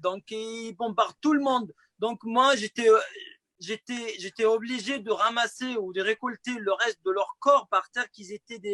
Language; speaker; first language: French; non-native, fluent; Arabic